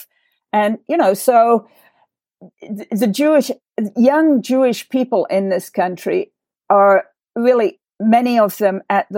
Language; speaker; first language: English; native; English